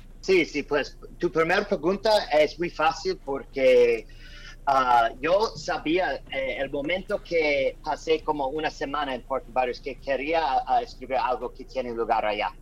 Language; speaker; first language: Spanish; non-native, learner; English